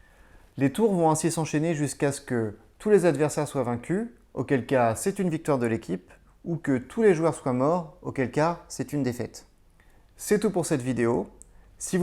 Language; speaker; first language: French; native; French